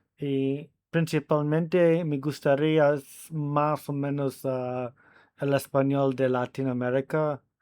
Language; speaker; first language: Spanish; non-native, learner; English